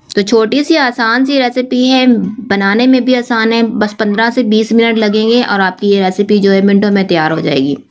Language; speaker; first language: Urdu; native; Urdu